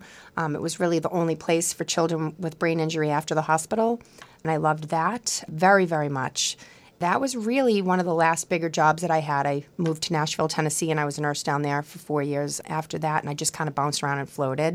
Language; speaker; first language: English; native; English